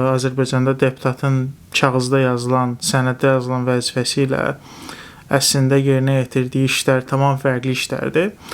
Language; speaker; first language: Azerbaijani; non-native, local second language; Talysh